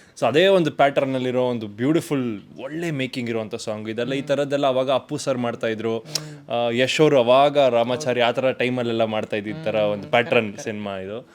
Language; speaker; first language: Kannada; native; Kannada